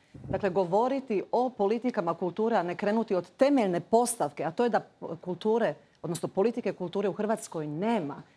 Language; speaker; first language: Croatian; native; Croatian